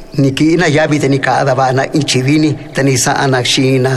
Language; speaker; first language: Spanish; non-native, local second language; Mixtepec Mixtec